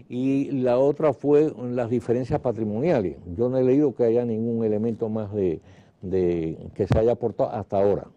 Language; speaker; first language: Spanish; native; Spanish